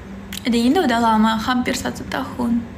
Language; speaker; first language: Indonesian; non-native, learner; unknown